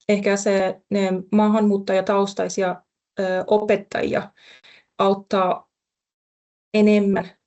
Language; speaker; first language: Finnish; non-native, fluent; Persian